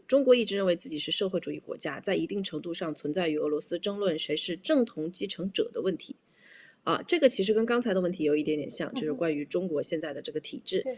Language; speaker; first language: Chinese; native; Chinese